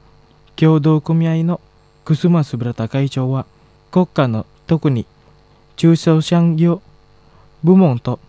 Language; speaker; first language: Japanese; non-native, fluent; Indonesian